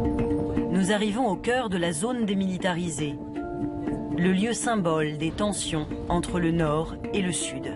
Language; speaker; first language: French; native; French